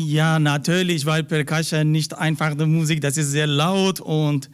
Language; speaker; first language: German; non-native, learner; Persian